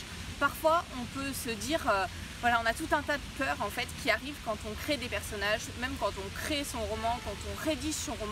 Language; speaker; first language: French; native; French